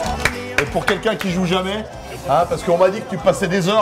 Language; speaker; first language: French; native; French